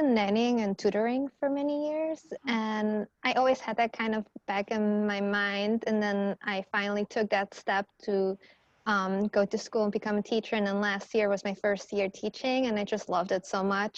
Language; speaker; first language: English; non-native, fluent; Dutch